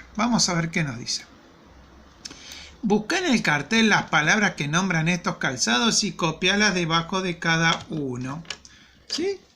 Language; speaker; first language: Spanish; native; Spanish